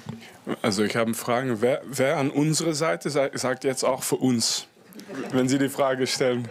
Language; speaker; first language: German; non-native, fluent; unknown